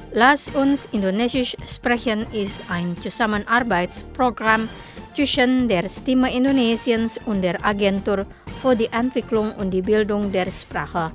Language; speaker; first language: German; non-native, fluent; Indonesian